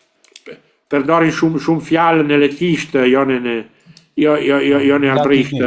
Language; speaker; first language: Albanian; non-native, learner; Italian